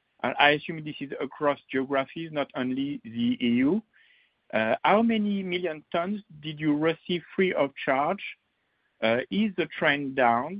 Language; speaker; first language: English; non-native, fluent; French